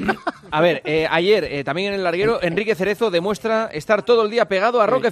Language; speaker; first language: Spanish; native; Spanish